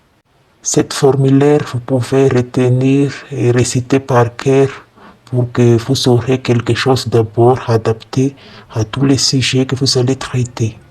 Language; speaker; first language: French; non-native, fluent; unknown